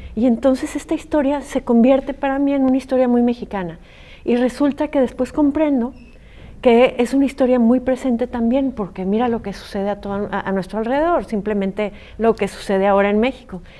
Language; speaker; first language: Spanish; native; Spanish